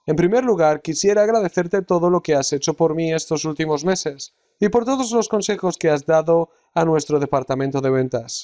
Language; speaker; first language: Spanish; native; Spanish